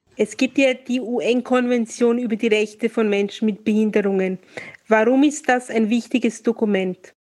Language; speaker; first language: German; native; German